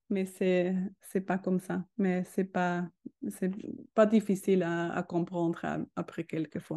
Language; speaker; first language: French; non-native, learner; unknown